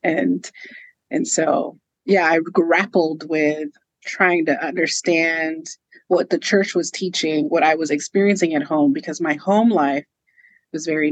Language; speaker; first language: English; native; English